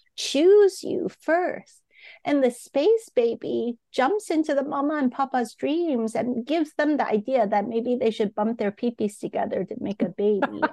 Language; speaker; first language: English; non-native, local second language; Cantonese